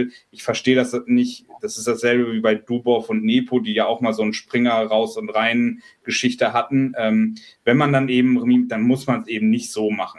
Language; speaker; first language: German; native; German